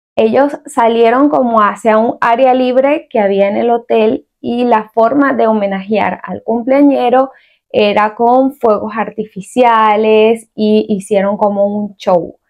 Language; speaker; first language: Spanish; native; Spanish